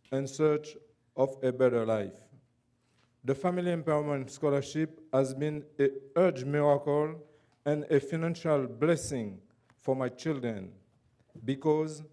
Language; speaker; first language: English; non-native, fluent; Haitian Creole